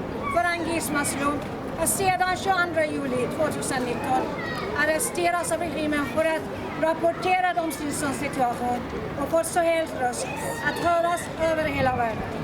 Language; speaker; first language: Swedish; non-native, fluent; Persian